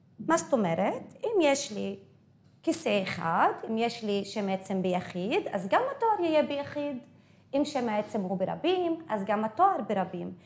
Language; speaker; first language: Hebrew; non-native, local second language; Arabic